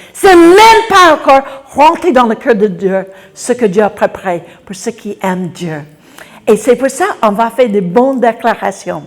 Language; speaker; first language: French; non-native, fluent; English